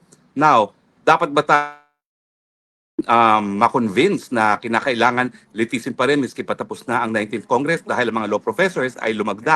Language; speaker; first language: Filipino; native; Filipino